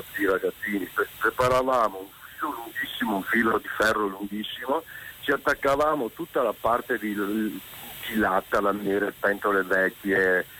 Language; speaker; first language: Italian; native; Italian